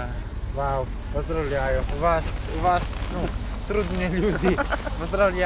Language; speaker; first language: Russian; non-native, learner; Italian